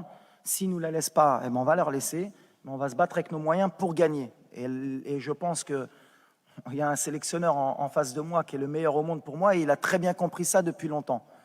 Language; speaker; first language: French; native; French